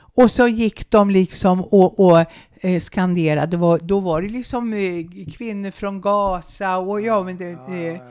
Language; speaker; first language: Swedish; native; Swedish